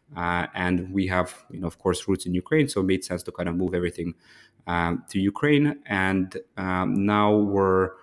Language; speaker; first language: English; early bilingual, other home language; Ukrainian